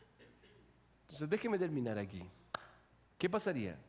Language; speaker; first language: Spanish; native; Spanish